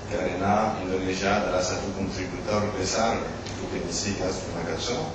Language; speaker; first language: Indonesian; non-native, learner; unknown